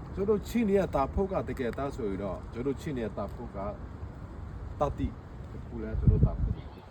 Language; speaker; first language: Burmese; non-native, local second language; Hakha Chin